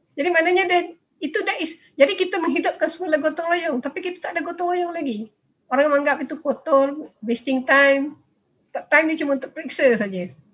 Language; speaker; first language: Malay; native; Malay